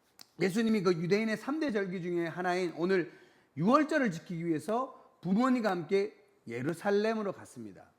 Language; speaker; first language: Korean; native; Korean